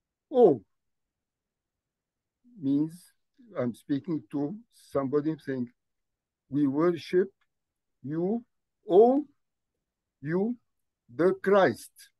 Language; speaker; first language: English; non-native, fluent; Arabic